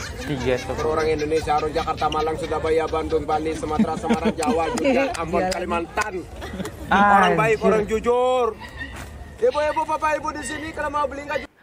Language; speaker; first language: Indonesian; non-native, learner; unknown